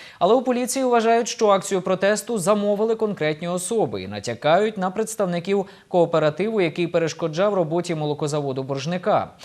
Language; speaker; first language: Ukrainian; native; Ukrainian